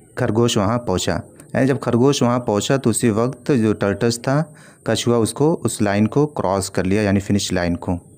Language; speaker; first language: Hindi; native; Hindi